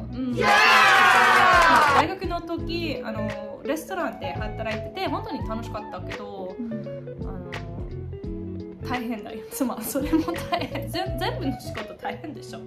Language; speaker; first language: Japanese; non-native, fluent; English